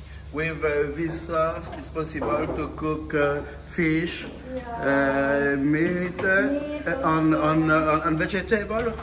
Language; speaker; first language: English; non-native, learner; French